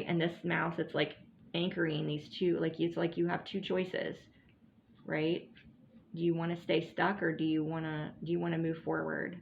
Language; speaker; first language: English; native; English